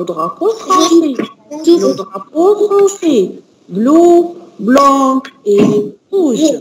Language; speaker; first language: French; non-native, fluent; Arabic